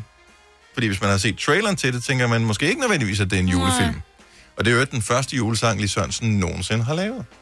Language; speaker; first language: Danish; native; Danish